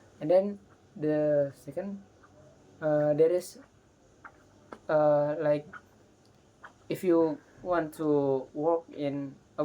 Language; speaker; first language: English; non-native, learner; Indonesian